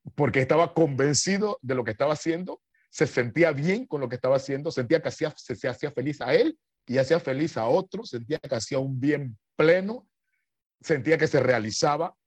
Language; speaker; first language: Spanish; native; Spanish